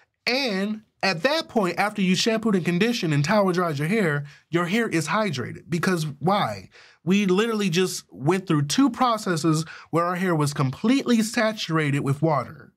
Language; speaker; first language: English; native; English